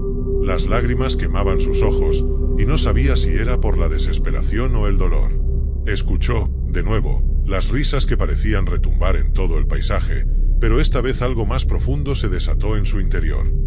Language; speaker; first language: Spanish; native; Spanish